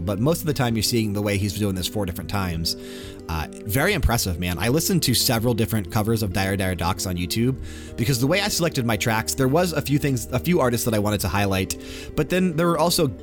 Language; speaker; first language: English; native; English